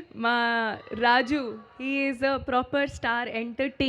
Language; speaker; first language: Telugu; non-native, learner; Hindi